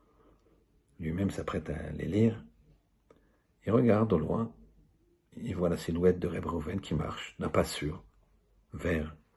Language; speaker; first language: French; native; French